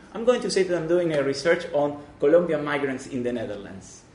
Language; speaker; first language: English; non-native, fluent; Spanish